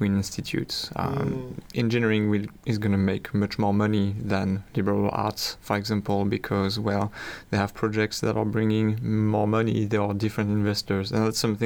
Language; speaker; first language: English; non-native, fluent; French